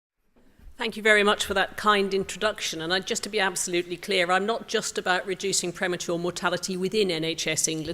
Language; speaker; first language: English; native; English